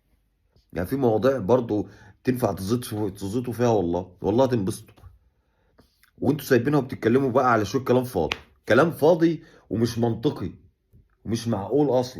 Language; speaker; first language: Arabic; native; Arabic